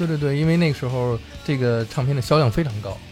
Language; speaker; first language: Chinese; native; Chinese